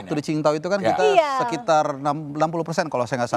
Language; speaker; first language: Indonesian; native; Indonesian